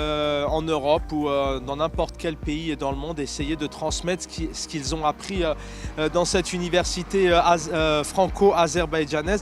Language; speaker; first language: French; native; French